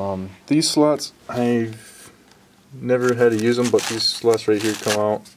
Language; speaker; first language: English; native; English